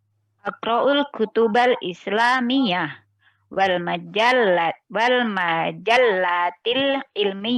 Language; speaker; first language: Arabic; non-native, learner; Indonesian